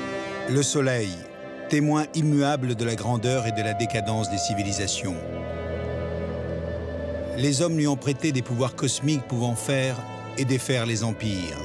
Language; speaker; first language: French; native; French